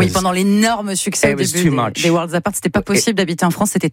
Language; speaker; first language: French; native; French